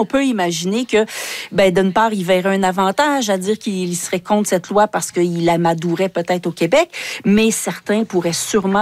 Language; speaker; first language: French; native; French